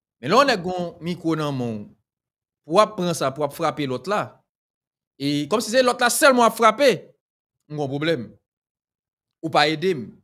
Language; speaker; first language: French; non-native, local second language; Haitian Creole